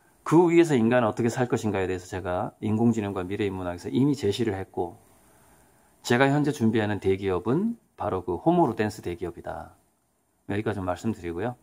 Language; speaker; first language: Korean; native; Korean